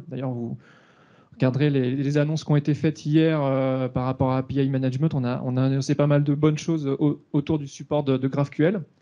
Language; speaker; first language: French; native; French